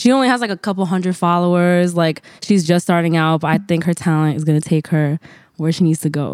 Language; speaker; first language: English; native; English